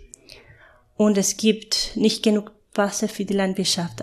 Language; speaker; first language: German; non-native, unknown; Spanish